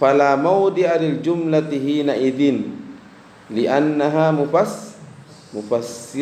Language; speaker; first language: Arabic; non-native, fluent; Indonesian